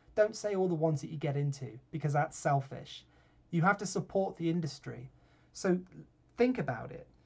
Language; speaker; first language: English; native; English